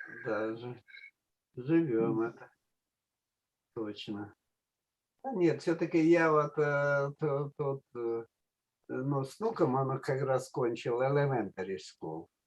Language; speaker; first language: Russian; native; Russian